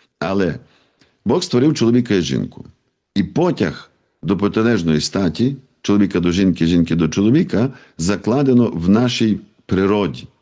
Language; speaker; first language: Ukrainian; native; Ukrainian